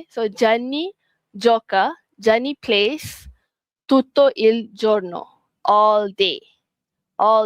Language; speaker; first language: Italian; non-native, fluent; Malay